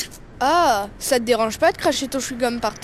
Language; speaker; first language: French; native; French